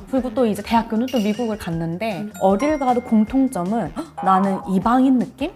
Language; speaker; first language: Korean; early bilingual, heritage; Korean